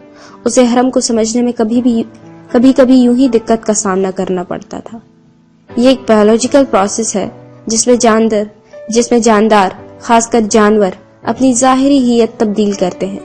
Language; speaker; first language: Urdu; native; Urdu